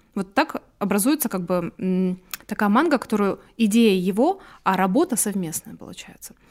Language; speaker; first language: Russian; native; Russian